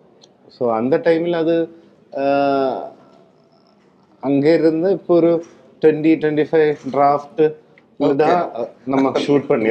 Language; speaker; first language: Tamil; non-native, learner; Malayalam